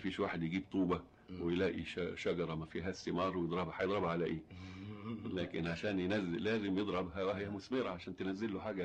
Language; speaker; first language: Arabic; native; Arabic